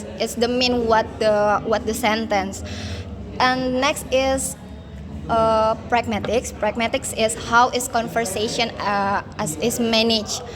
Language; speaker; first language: English; non-native, learner; Indonesian